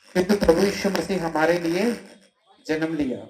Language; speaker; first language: Hindi; non-native, local second language; Telugu